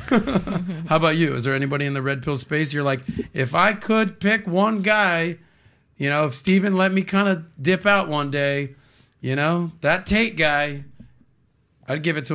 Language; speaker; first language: English; native; English